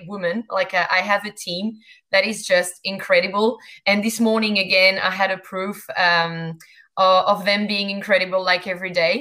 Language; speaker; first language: English; non-native, fluent; French